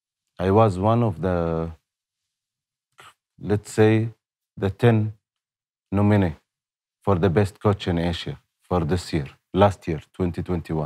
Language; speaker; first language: English; non-native, learner; Arabic